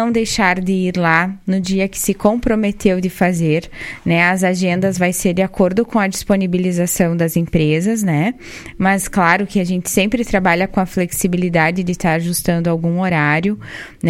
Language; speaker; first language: Portuguese; native; Portuguese